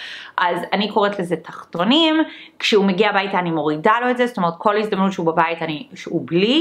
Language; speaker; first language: Hebrew; early bilingual, other home language; English